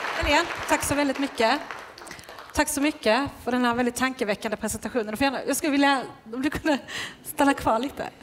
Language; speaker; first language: Swedish; native; Swedish